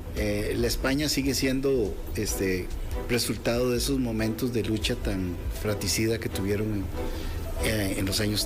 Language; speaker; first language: Spanish; native; Spanish